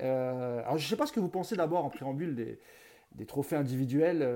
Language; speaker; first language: French; native; French